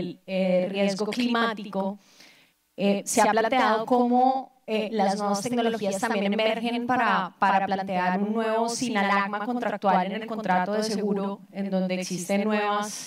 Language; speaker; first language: Spanish; native; Spanish